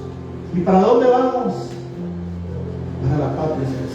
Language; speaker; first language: Spanish; native; Spanish